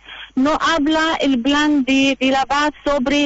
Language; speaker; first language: Spanish; non-native, learner; Arabic